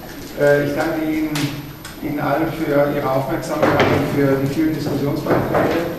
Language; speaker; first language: German; native; German